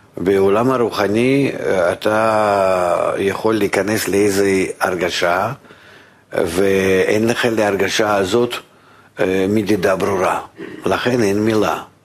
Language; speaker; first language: Hebrew; non-native, fluent; Russian